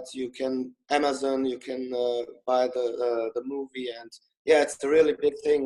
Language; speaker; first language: English; non-native, fluent; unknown